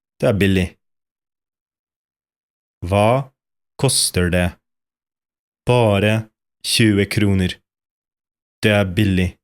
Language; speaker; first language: Norwegian; non-native, fluent; Polish